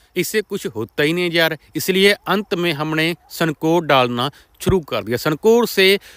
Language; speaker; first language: Hindi; non-native, local second language; Punjabi